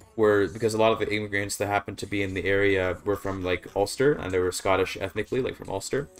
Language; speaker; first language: English; native; English